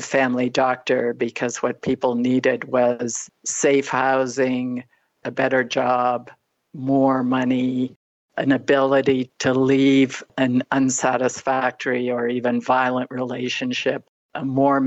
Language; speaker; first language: English; native; English